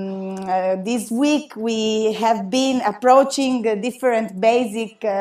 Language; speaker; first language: English; non-native, fluent; Italian